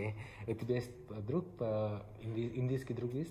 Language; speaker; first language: Russian; non-native, learner; Hindi